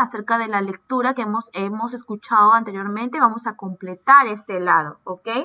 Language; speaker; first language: Spanish; native; Spanish